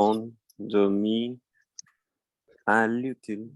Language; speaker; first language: French; non-native, learner; Spanish